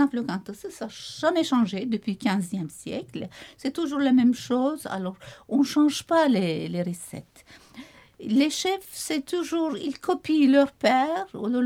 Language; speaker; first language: French; non-native, fluent; Turkish